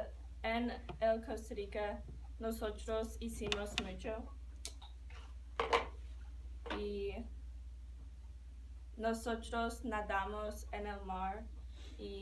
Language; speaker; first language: Spanish; non-native, learner; English